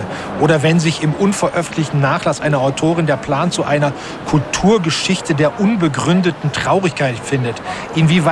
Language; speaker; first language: German; native; German